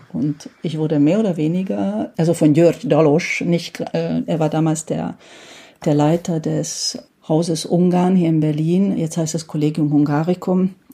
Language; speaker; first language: German; early bilingual, heritage; Hungarian